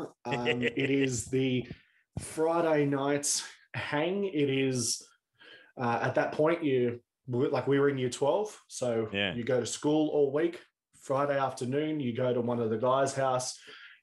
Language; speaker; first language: English; native; English